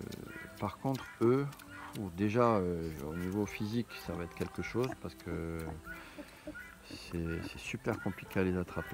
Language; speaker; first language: French; native; French